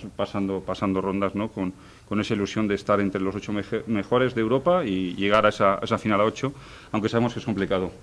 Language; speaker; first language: Spanish; native; Spanish